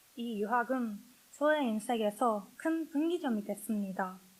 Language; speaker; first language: Korean; non-native, learner; Japanese